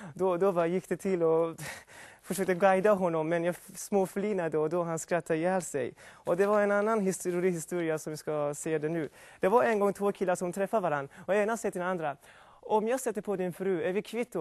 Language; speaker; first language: Swedish; non-native, fluent; Persian